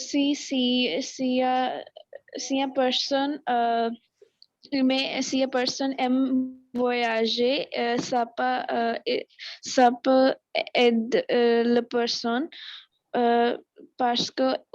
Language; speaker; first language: French; non-native, learner; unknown